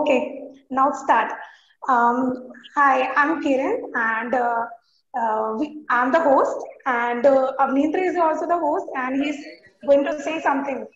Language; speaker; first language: English; non-native, local second language; Hindi